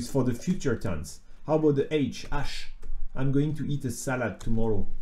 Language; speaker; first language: English; non-native, fluent; French